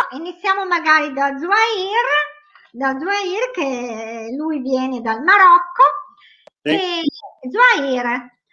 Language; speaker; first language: Italian; native; Italian